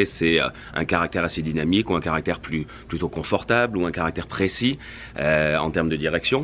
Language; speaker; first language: French; native; French